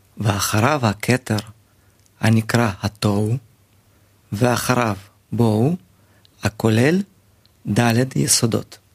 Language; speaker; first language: Hebrew; native; Hebrew